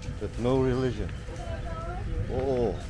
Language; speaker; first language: English; non-native, learner; Turkish